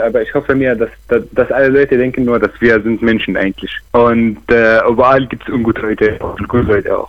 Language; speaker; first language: German; non-native, learner; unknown